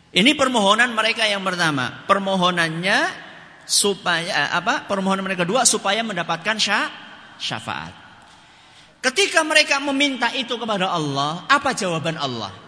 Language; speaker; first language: Indonesian; non-native, local second language; Javanese